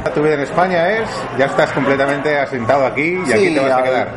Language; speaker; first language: Spanish; non-native, fluent; English